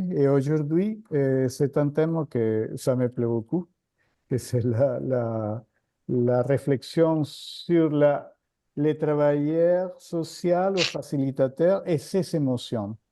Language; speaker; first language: French; non-native, fluent; Spanish